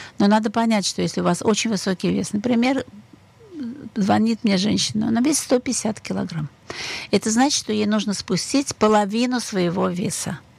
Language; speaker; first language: Russian; native; Russian